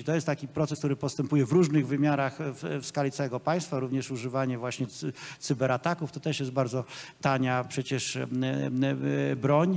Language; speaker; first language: Polish; native; Polish